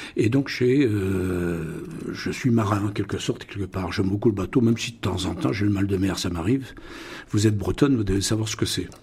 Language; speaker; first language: French; non-native, local second language; Russian